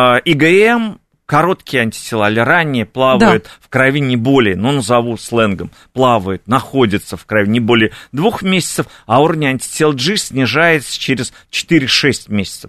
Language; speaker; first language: Russian; native; Russian